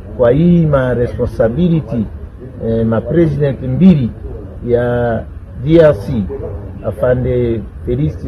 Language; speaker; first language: Swahili; native; Swahili